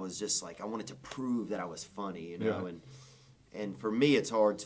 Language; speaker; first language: English; native; English